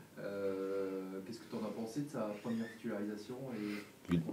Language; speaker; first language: French; native; French